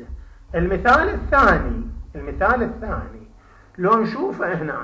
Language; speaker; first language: Arabic; native; Arabic